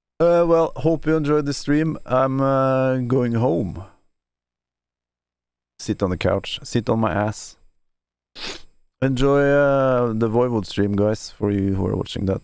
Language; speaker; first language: English; non-native, fluent; Norwegian